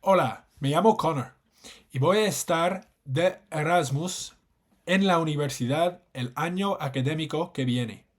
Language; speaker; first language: Spanish; non-native, fluent; English